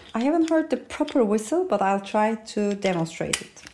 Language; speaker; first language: English; non-native, fluent; Turkish